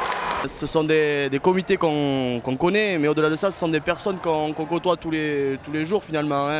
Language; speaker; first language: French; native; French